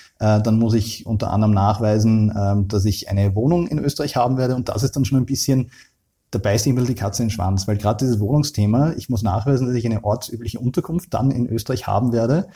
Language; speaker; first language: German; native; German